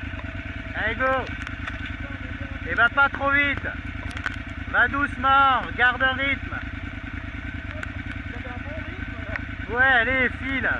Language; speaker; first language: French; native; French